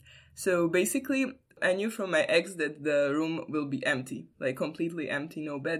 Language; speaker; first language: English; non-native, fluent; Slovak